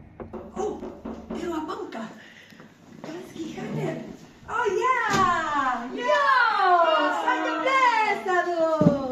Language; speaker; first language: Icelandic; non-native, learner; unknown